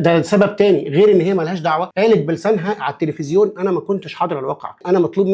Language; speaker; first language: Arabic; native; Arabic